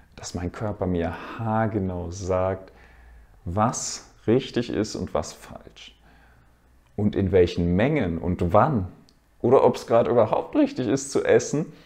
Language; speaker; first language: German; native; German